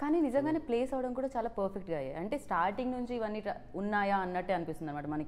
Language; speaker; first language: Telugu; native; Telugu